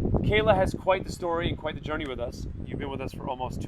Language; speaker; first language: English; native; English